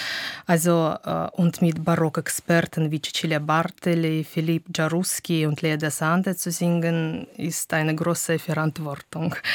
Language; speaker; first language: German; non-native, fluent; Russian